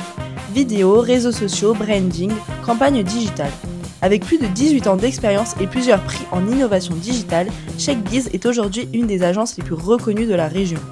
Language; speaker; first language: French; native; French